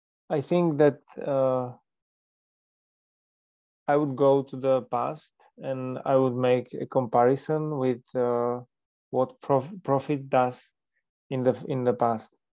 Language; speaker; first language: English; non-native, fluent; Slovak